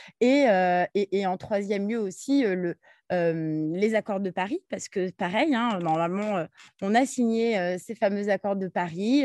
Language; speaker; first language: French; early bilingual, other home language; Arabic